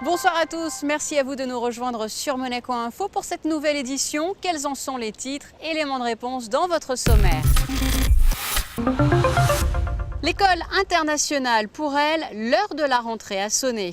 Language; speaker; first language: French; native; French